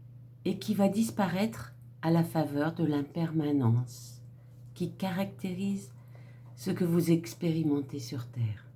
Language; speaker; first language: French; native; French